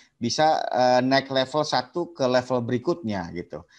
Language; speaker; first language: Indonesian; native; Indonesian